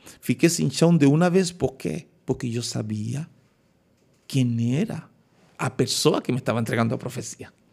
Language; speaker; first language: Portuguese; non-native, fluent; Spanish